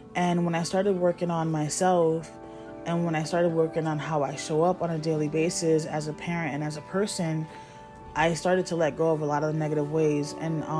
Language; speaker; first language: English; native; English